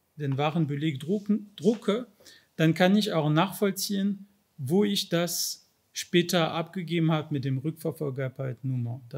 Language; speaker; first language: German; non-native, fluent; French